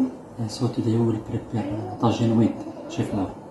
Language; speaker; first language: English; non-native, learner; Arabic